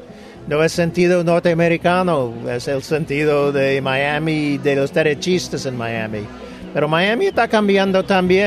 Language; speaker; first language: Spanish; non-native, fluent; English